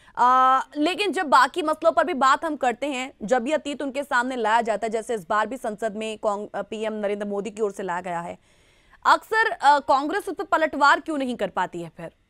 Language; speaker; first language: Hindi; native; Hindi